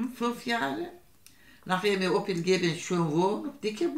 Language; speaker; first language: German; non-native, learner; Turkish